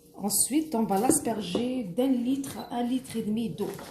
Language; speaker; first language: French; non-native, local second language; Arabic